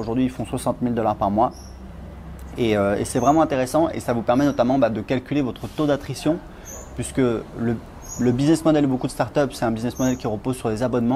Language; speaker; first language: French; native; French